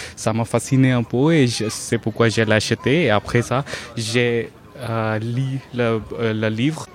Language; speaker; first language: French; non-native, learner; Hindi